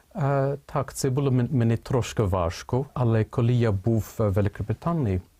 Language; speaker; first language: Ukrainian; non-native, fluent; English